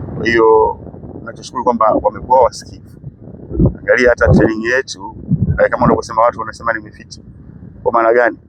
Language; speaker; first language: Swahili; native; Swahili